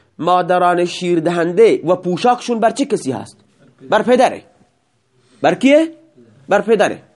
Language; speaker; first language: Persian; non-native, local second language; Baluchi